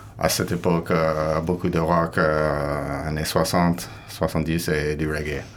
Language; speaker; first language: French; non-native, fluent; English